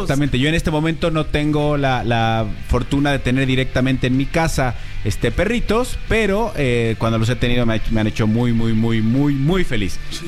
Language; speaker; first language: Spanish; native; Spanish